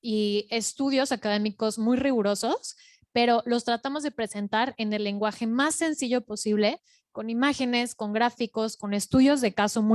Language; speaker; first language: Spanish; native; Spanish